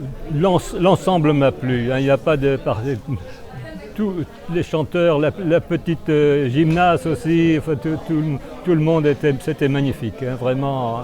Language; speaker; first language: French; early bilingual, other home language; Ukrainian